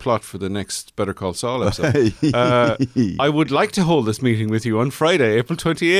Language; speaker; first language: English; native; English